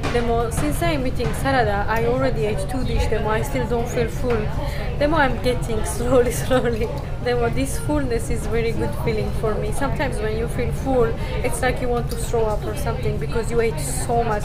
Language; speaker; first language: English; non-native, fluent; Georgian